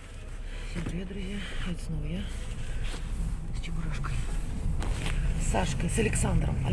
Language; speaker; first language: Russian; native; Russian